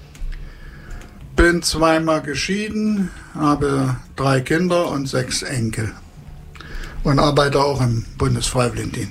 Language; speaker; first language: German; native; German